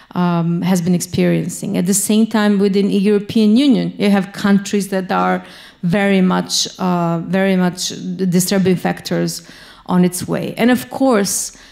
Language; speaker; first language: English; non-native, fluent; Bosnian